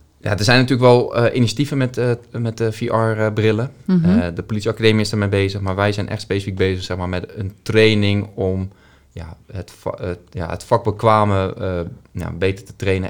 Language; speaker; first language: Dutch; native; Dutch